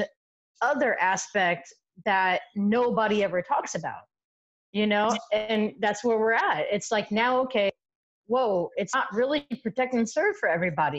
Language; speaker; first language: English; native; English